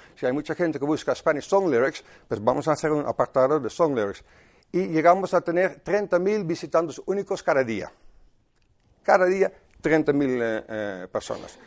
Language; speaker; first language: Spanish; non-native, fluent; Dutch